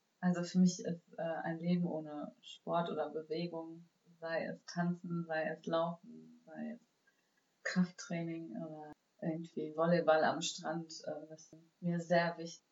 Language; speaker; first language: German; native; German